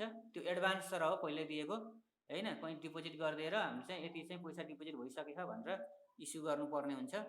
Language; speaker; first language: Nepali; native; Nepali